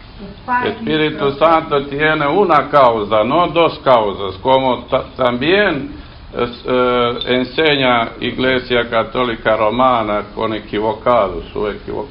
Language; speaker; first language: Spanish; non-native, learner; Serbian